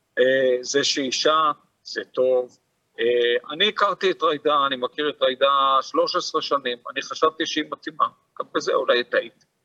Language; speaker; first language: Hebrew; native; Hebrew